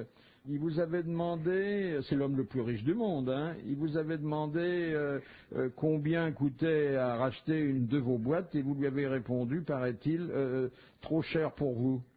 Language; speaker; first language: French; native; French